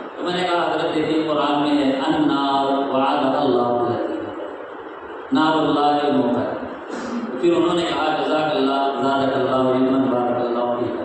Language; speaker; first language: Urdu; native; Urdu